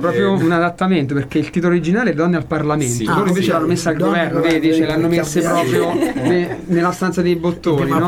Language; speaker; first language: Italian; native; Italian